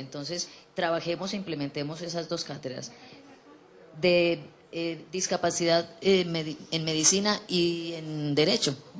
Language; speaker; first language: Spanish; native; Spanish